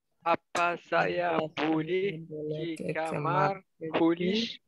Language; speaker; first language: Indonesian; non-native, learner; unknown